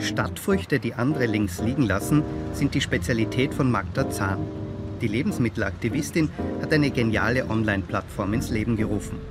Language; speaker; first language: German; native; German